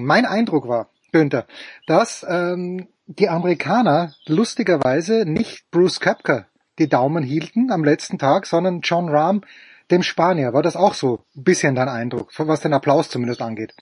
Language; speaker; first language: German; native; German